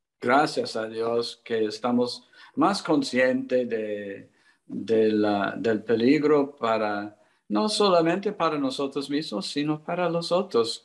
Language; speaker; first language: Spanish; non-native, learner; English